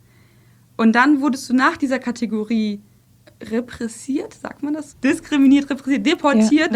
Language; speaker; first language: German; early bilingual, other home language; Russian